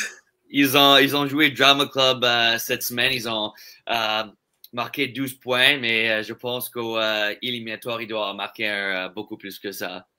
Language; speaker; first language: French; non-native, local second language; English